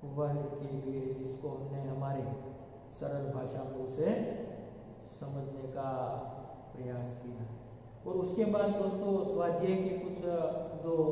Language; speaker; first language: Hindi; non-native, local second language; Gujarati